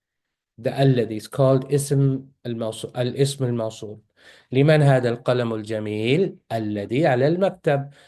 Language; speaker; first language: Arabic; non-native, fluent; English